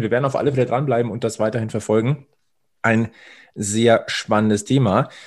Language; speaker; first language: German; native; German